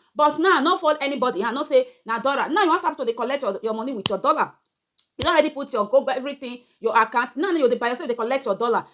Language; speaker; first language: Nigerian Pidgin; native; Nigerian Pidgin